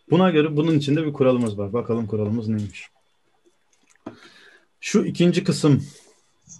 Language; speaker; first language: Turkish; native; Turkish